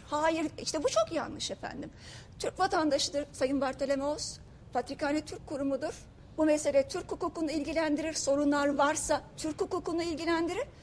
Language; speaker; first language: Turkish; native; Turkish